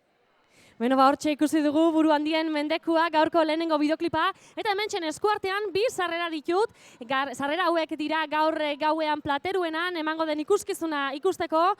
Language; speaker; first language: Basque; native; Basque